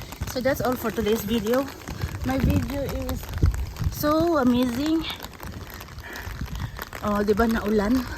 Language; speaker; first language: English; non-native, local second language; Cebuano